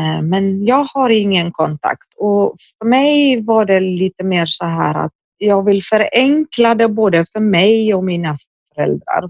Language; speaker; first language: Swedish; early bilingual, other home language; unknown